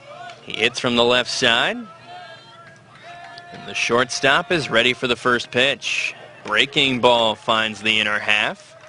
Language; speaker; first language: English; native; English